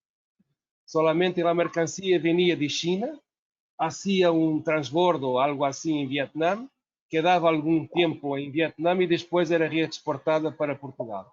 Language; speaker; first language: Spanish; non-native, learner; Portuguese